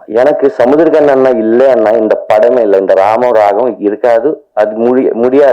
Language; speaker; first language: Tamil; non-native, learner; Telugu